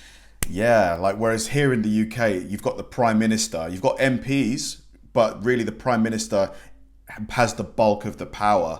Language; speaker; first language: English; native; English